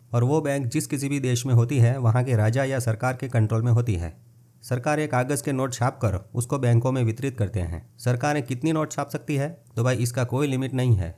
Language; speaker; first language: Hindi; non-native, local second language; Gujarati